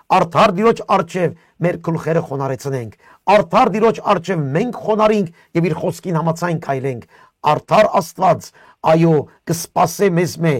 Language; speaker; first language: Armenian; early bilingual, heritage; Armenian